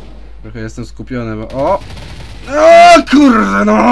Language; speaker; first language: Polish; native; Polish